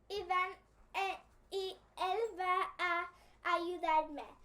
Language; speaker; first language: Spanish; early bilingual, heritage; Spanish